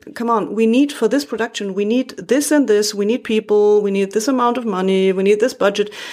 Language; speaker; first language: English; non-native, fluent; German